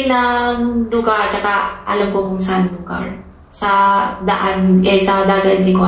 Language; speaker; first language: Filipino; non-native, learner; Chinese